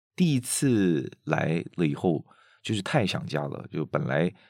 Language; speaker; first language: Chinese; non-native, local second language; Hakka Chinese